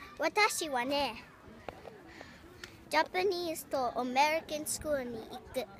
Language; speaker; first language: Japanese; early bilingual, heritage; Japanese